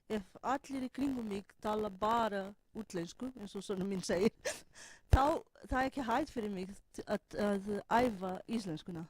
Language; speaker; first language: Icelandic; non-native, fluent; Portuguese